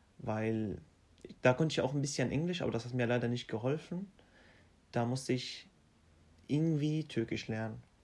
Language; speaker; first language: German; non-native, fluent; Arabic